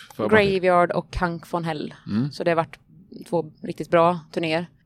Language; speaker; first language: Swedish; native; Swedish